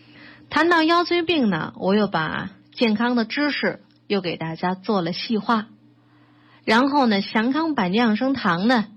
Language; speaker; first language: Chinese; native; Chinese